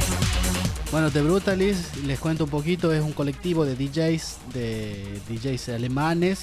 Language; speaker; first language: Spanish; native; Spanish